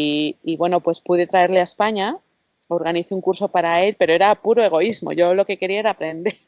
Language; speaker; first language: Spanish; native; Spanish